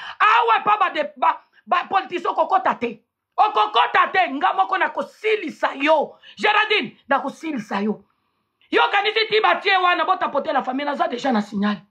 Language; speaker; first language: Lingala; non-native, local second language; Swahili